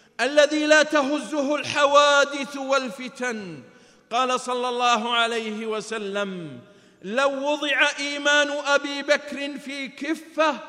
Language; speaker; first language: Arabic; native; Arabic